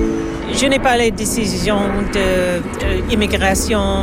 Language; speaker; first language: French; non-native, learner; English